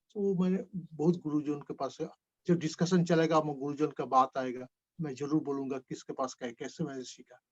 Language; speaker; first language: Hindi; non-native, local second language; Bangla